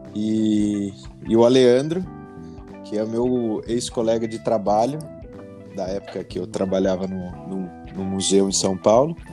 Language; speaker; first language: Portuguese; native; Portuguese